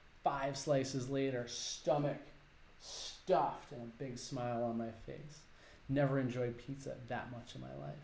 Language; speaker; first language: English; native; English